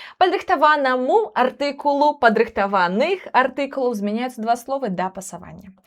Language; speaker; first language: Belarusian; non-native, local second language; Russian